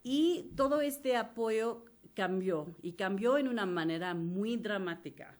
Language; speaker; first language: Spanish; non-native, fluent; English